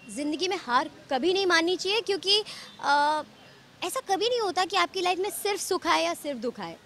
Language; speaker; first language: Hindi; native; Hindi